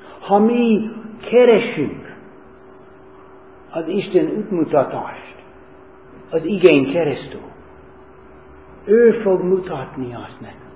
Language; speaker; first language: Hungarian; non-native, learner; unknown